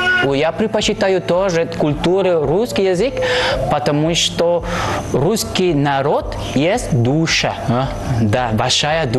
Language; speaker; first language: Russian; non-native, learner; Spanish